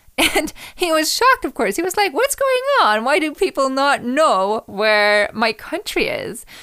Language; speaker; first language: English; non-native, fluent; German